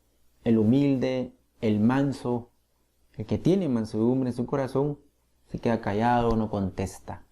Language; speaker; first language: Spanish; native; Spanish